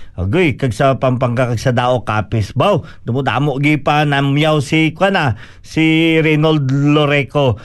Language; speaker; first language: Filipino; non-native, local second language; Cebuano